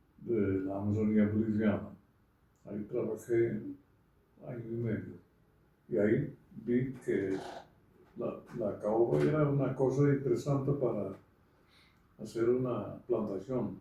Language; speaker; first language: Spanish; non-native, fluent; Dutch